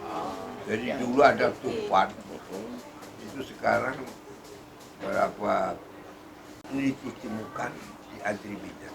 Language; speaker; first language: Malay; non-native, local second language; Javanese